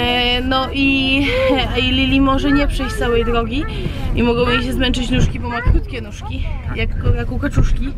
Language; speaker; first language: Polish; native; Polish